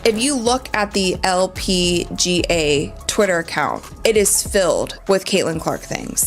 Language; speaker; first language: English; native; English